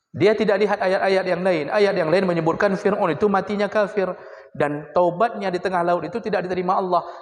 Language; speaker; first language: Malay; native; Malay